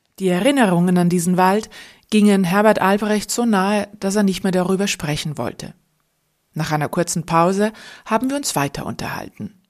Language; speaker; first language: German; native; German